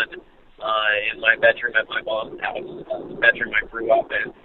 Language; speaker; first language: English; native; English